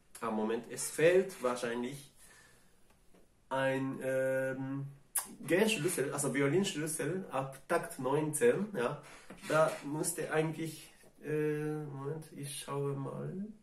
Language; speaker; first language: German; non-native, fluent; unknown